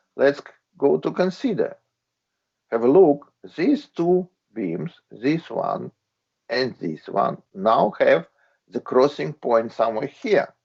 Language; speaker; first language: English; non-native, fluent; Latvian